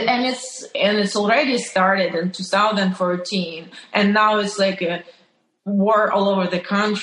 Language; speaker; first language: English; non-native, fluent; Ukrainian